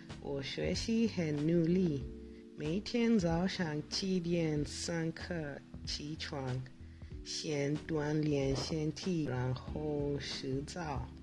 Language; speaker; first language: Chinese; non-native, learner; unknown